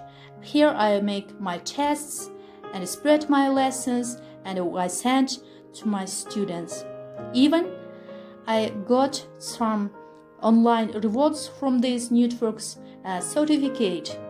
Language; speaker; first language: English; non-native, fluent; Kyrgyz